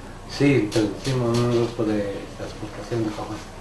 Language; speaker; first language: Spanish; non-native, local second language; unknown